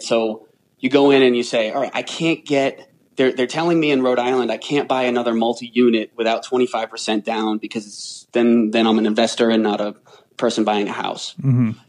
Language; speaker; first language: English; native; English